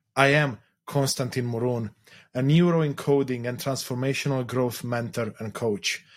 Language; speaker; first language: English; non-native, fluent; Romanian